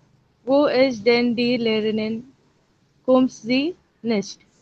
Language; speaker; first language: German; non-native, learner; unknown